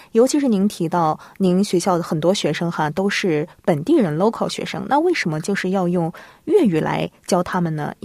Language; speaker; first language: Chinese; native; Chinese